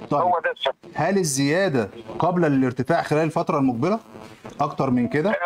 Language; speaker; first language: Arabic; native; Arabic